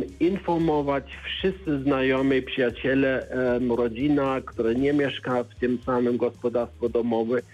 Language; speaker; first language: Polish; non-native, learner; German